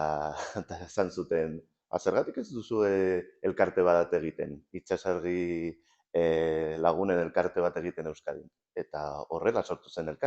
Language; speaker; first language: Basque; non-native, local second language; Spanish